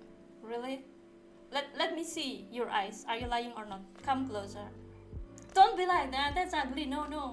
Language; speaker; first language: English; non-native, learner; Indonesian